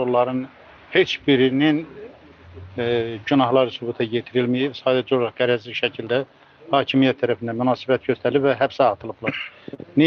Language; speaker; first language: Azerbaijani; native; Azerbaijani